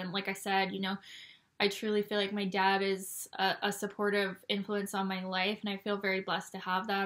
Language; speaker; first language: English; native; English